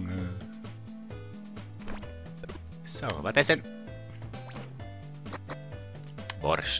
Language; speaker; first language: German; native; German